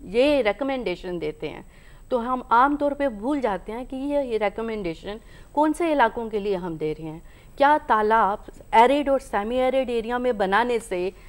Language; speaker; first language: Hindi; native; Hindi